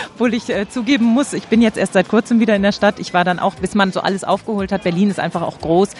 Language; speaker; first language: German; native; German